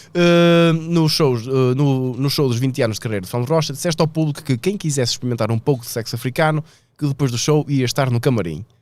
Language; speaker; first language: Portuguese; native; Portuguese